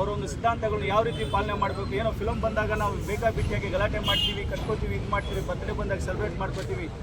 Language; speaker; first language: Kannada; non-native, local second language; Telugu